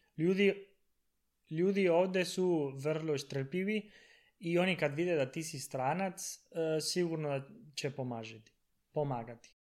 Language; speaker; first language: Serbian; non-native, learner; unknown